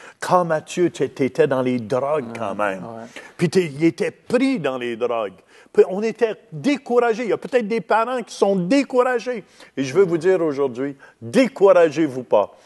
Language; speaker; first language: French; native; French